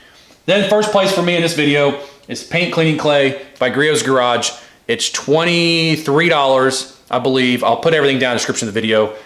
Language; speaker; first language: English; native; English